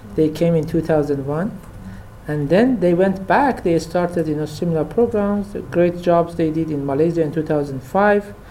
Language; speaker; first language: English; non-native, fluent; Persian